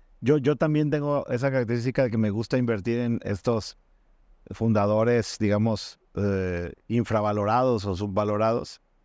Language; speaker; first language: Spanish; native; Spanish